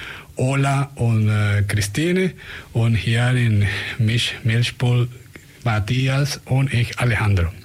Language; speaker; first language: German; non-native, fluent; Spanish